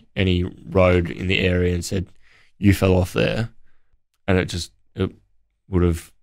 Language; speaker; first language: English; native; English